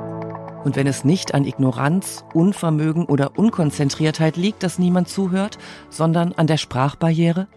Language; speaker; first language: German; native; German